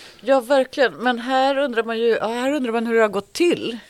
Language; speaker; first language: Swedish; native; Swedish